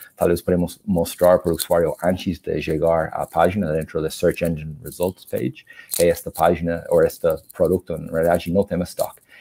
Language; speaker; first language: Portuguese; non-native, learner; English